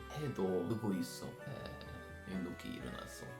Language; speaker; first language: Korean; non-native, learner; English